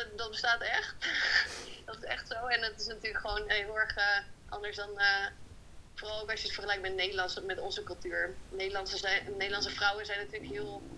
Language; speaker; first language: Dutch; native; Dutch